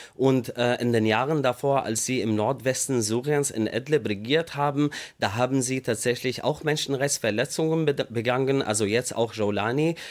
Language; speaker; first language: German; non-native, fluent; Arabic